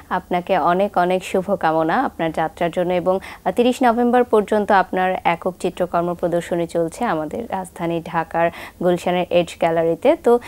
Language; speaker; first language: Bangla; native; Bangla